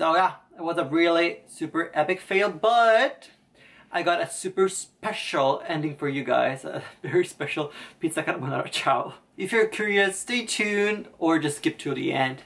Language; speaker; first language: English; non-native, fluent; Italian